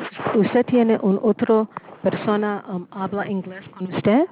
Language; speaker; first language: Spanish; non-native, learner; English